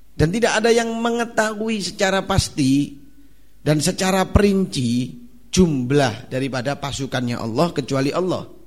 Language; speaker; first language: Indonesian; non-native, local second language; Javanese